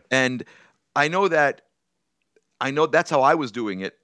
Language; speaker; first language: English; native; English